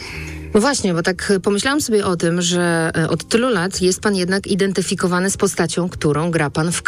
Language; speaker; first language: Polish; native; Polish